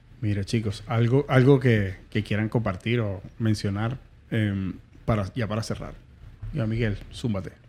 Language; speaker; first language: Spanish; native; Spanish